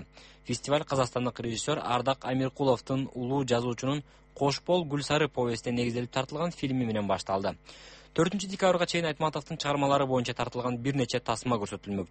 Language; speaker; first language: Kyrgyz; native; Kyrgyz